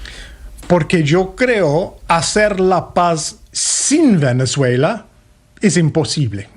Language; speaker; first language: Spanish; non-native, fluent; English